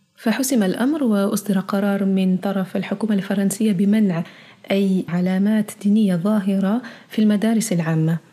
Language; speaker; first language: Arabic; early bilingual, heritage; Arabic